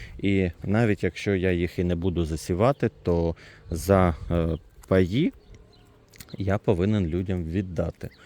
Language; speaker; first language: Ukrainian; non-native, local second language; Russian